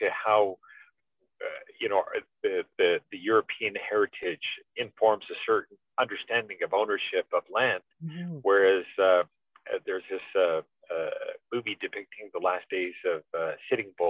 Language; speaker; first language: English; native; English